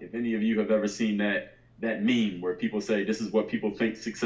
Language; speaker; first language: English; native; English